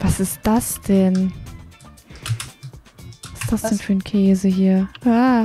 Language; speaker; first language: German; native; German